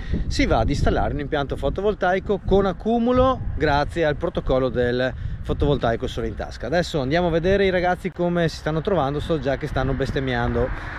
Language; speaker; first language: Italian; native; Italian